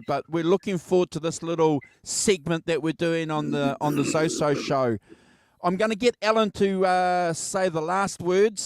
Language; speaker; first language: English; native; English